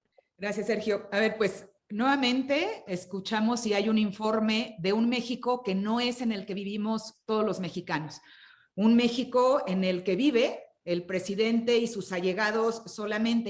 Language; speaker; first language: Spanish; native; Spanish